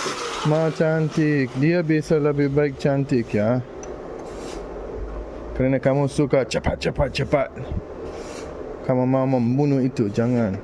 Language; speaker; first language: Indonesian; non-native, learner; English